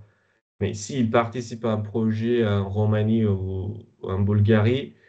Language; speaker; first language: French; non-native, fluent; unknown